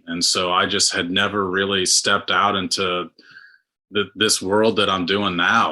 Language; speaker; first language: English; native; English